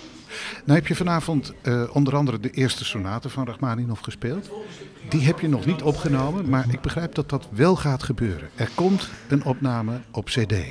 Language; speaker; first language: Dutch; native; Dutch